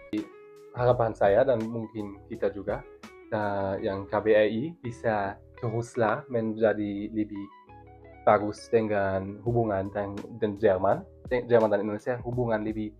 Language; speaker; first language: Indonesian; non-native, learner; German